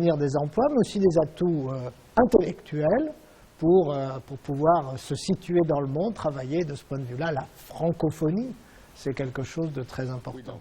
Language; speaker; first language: French; native; French